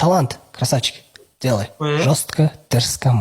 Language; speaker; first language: Russian; non-native, learner; Kyrgyz